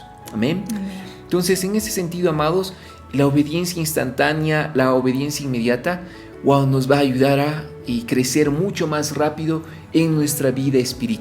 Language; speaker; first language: Spanish; native; Spanish